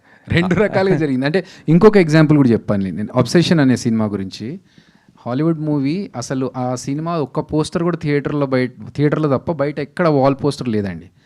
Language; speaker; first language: Telugu; native; Telugu